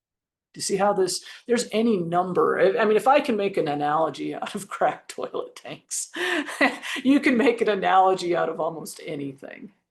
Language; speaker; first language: English; native; English